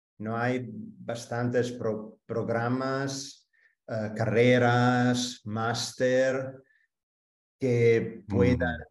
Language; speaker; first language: Spanish; non-native, fluent; Italian